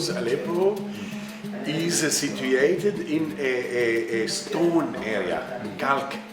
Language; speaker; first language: English; non-native, learner; Arabic